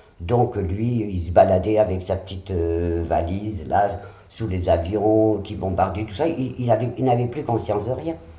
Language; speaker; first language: French; early bilingual, other home language; Catalan